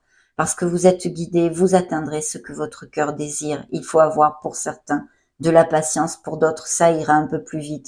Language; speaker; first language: French; native; French